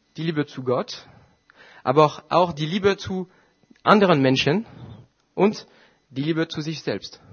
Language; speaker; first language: German; non-native, fluent; French